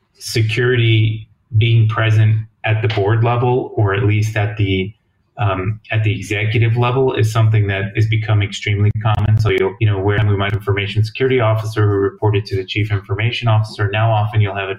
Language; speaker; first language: English; native; English